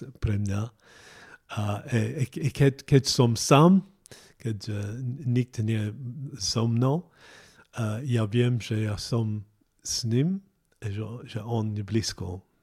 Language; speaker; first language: Slovak; non-native, learner; English